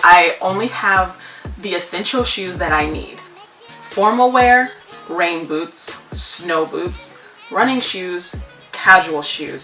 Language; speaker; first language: English; native; English